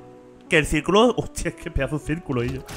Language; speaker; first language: Spanish; native; Spanish